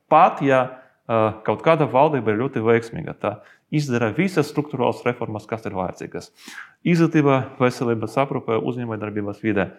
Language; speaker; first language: Latvian; non-native, local second language; Russian